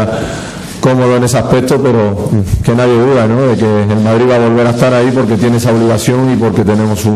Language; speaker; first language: Spanish; native; Spanish